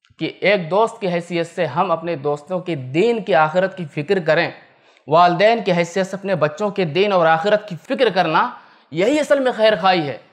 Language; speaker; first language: Hindi; native; Hindi